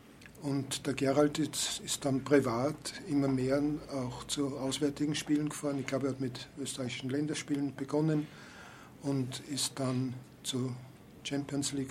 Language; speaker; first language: German; native; German